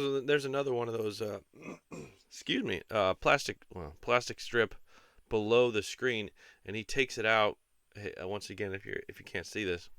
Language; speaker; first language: English; native; English